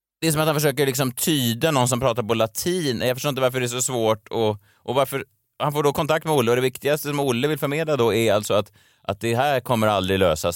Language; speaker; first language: Swedish; native; Swedish